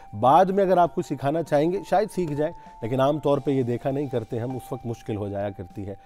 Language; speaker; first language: Urdu; non-native, local second language; Punjabi